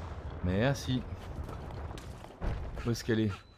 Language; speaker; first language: French; native; French